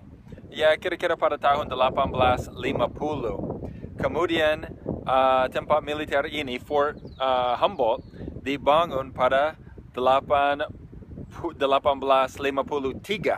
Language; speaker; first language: Indonesian; non-native, fluent; English